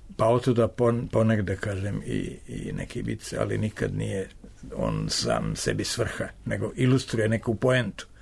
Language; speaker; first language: Serbian; native; Serbian